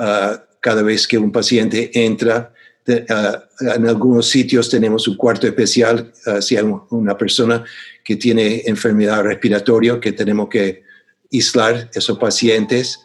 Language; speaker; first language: Spanish; non-native, fluent; English